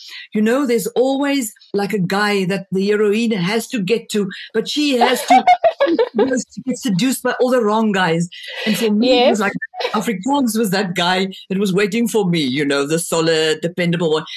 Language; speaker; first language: English; non-native, local second language; Afrikaans